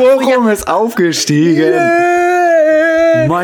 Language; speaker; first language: German; native; German